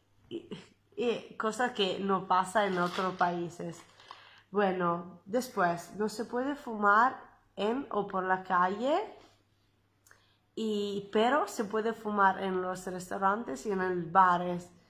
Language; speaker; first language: Spanish; non-native, fluent; Italian